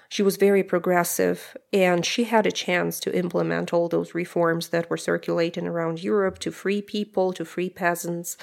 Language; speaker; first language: English; non-native, fluent; Russian